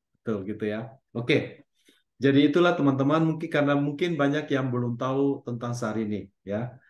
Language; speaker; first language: Indonesian; native; Indonesian